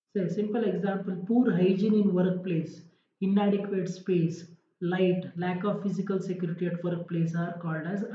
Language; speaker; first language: English; non-native, local second language; Kannada